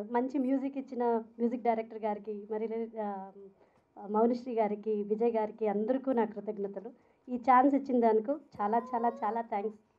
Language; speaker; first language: Telugu; non-native, learner; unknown